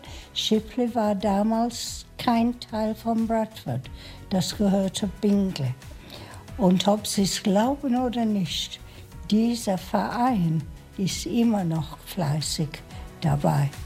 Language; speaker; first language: German; non-native, fluent; English